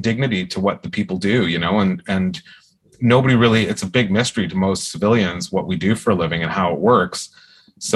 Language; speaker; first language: English; native; English